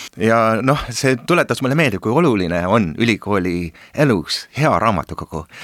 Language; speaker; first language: Estonian; early bilingual, heritage; Estonian